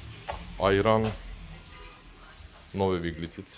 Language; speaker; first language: Russian; non-native, learner; Turkish